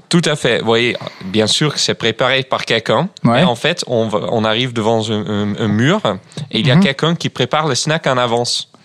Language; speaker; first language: French; non-native, fluent; Dutch